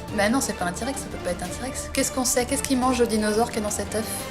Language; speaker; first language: French; native; French